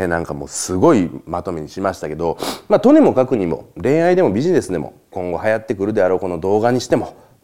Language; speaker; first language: Japanese; native; Japanese